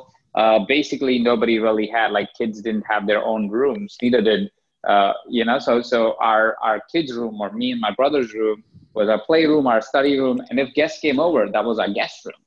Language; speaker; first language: English; non-native, local second language; Hindi